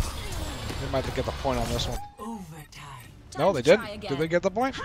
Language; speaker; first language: English; native; English